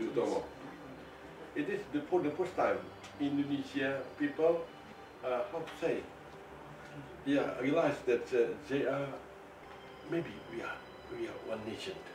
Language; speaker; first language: English; non-native, fluent; Indonesian